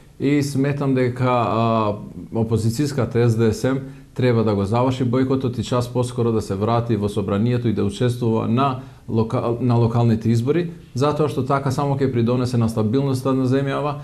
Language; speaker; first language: Macedonian; non-native, local second language; Albanian